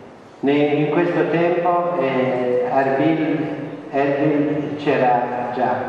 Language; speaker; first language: Italian; non-native, fluent; Central Kurdish